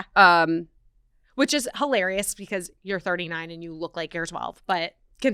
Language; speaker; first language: English; native; English